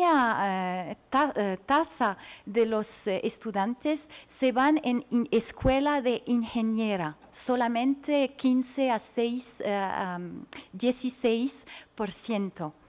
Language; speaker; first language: Spanish; non-native, learner; French